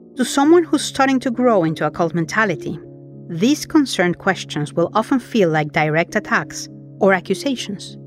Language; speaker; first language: English; non-native, fluent; Spanish